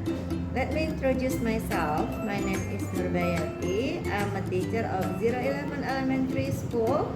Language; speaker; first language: English; non-native, learner; Indonesian